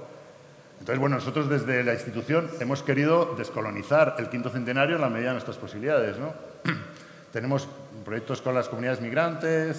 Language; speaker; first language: Spanish; native; Spanish